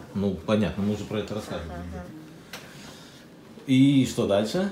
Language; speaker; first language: Russian; native; Russian